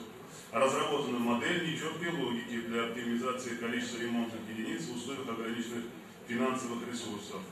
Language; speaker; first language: Russian; native; Russian